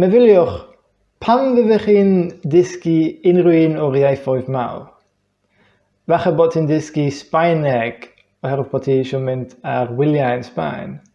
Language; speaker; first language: Welsh; non-native, fluent; English